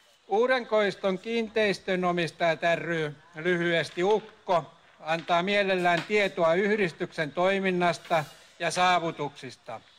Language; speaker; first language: Finnish; native; Finnish